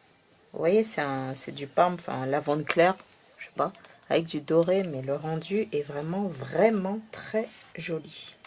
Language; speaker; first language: French; native; French